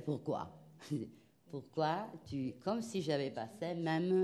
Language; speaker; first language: French; non-native, fluent; Spanish